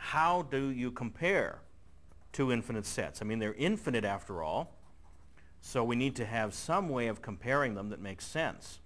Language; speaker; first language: English; native; English